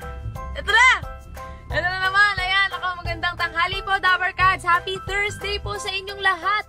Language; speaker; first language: Filipino; native; Filipino